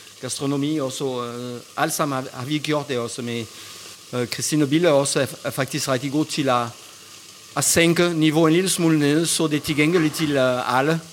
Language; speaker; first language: Danish; non-native, fluent; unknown